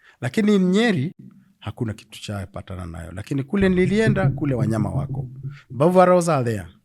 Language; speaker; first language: Swahili; non-native, local second language; Kikuyu